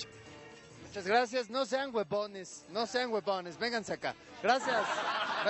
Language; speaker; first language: Spanish; native; Spanish